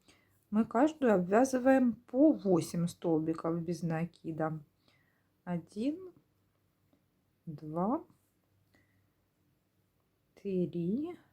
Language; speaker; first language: Russian; native; Russian